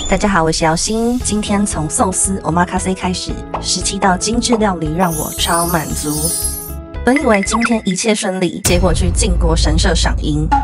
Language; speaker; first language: Chinese; native; Chinese